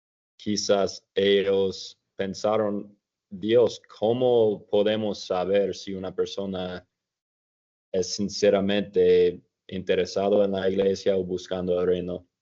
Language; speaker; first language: Spanish; non-native, fluent; English